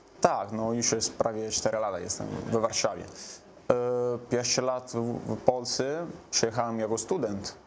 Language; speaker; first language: Polish; non-native, learner; Italian